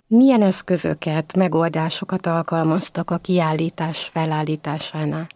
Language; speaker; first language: Hungarian; native; Hungarian